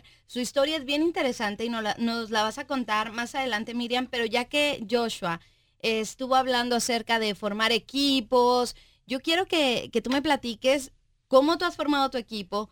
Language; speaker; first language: Spanish; native; Spanish